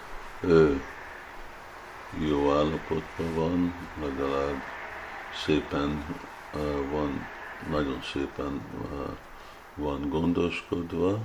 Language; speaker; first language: Hungarian; early bilingual, heritage; Hungarian